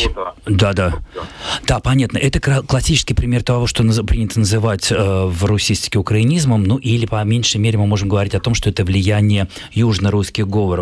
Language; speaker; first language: Russian; native; Russian